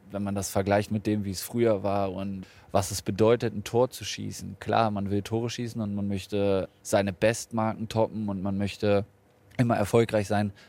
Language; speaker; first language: German; native; German